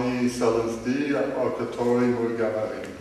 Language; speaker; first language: Russian; non-native, learner; English